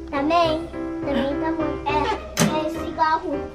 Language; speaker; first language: Portuguese; early bilingual, heritage; Portuguese